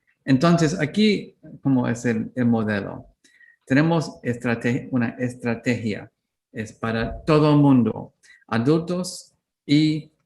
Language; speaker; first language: Spanish; non-native, learner; English